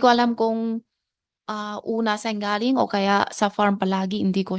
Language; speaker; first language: Filipino; non-native, learner; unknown